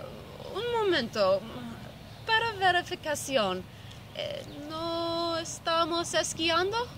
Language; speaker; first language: Spanish; non-native, learner; English